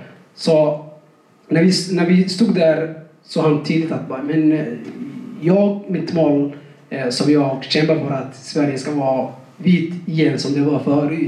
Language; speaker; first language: Swedish; non-native, fluent; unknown